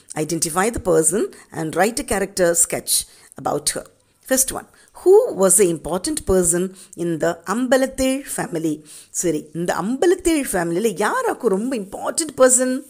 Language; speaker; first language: English; non-native, local second language; Tamil